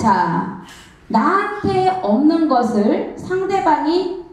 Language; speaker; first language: Korean; native; Korean